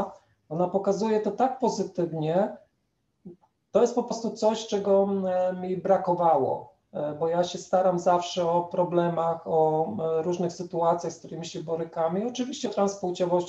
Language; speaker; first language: Polish; native; Polish